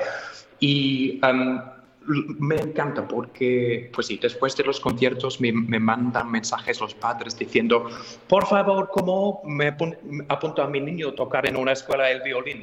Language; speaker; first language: Spanish; non-native, fluent; English